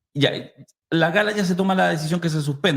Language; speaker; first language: Spanish; native; Spanish